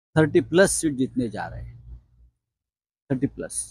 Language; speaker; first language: Hindi; non-native, local second language; Marathi